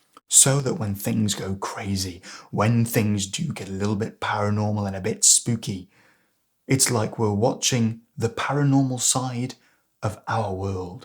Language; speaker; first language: English; native; English